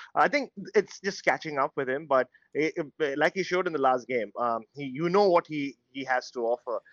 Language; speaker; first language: English; non-native, local second language; Tamil